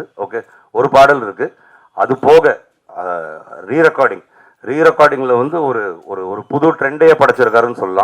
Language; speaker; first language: Tamil; native; Tamil